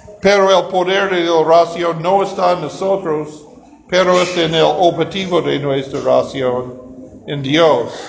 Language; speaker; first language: Spanish; non-native, learner; English